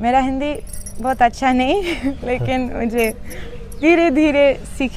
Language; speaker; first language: Hindi; non-native, learner; English